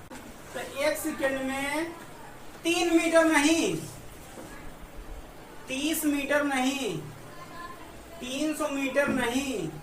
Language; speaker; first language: Hindi; native; Hindi